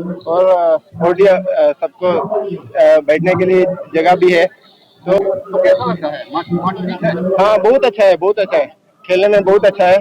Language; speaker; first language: Hindi; non-native, local second language; Bangla